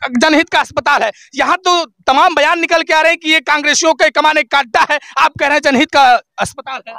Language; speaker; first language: Hindi; native; Hindi